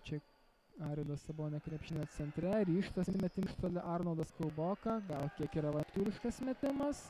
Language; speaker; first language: Lithuanian; native; Lithuanian